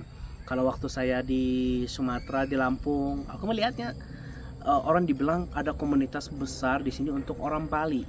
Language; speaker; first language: Indonesian; non-native, fluent; Arabic